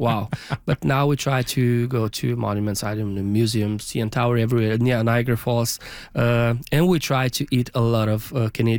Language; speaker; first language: English; non-native, fluent; Romanian